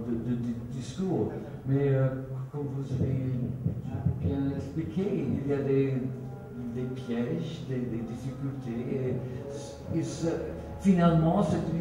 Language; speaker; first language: French; non-native, fluent; Swedish